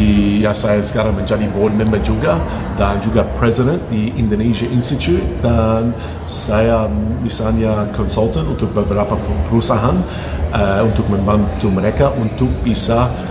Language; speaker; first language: Indonesian; non-native, fluent; English